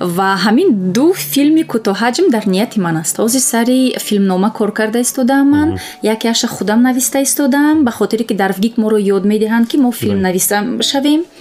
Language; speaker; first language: Tajik; non-native, local second language; Russian